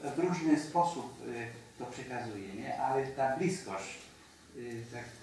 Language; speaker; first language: Polish; non-native, fluent; Spanish